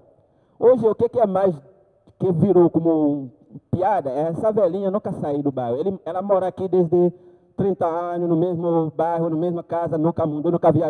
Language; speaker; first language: Portuguese; non-native, learner; Haitian Creole